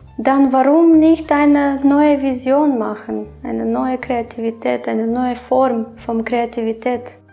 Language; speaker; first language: German; non-native, fluent; Romanian